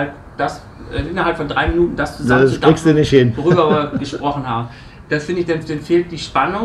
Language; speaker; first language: German; native; German